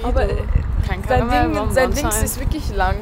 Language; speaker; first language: German; early bilingual, other home language; Persian